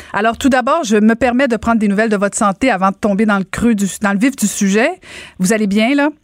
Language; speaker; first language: French; native; French